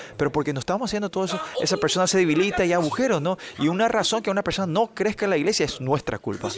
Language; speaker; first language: Spanish; non-native, fluent; Korean